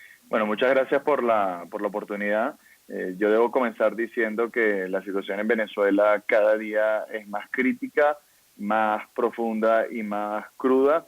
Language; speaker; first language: Spanish; native; Spanish